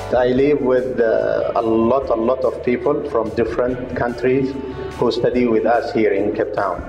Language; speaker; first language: English; non-native, fluent; Arabic